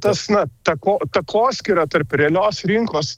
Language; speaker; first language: Lithuanian; native; Lithuanian